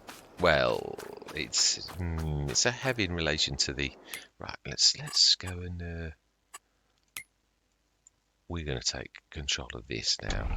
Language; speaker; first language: English; native; English